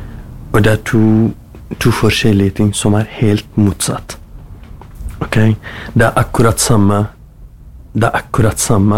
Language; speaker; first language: Norwegian; non-native, learner; Kurdish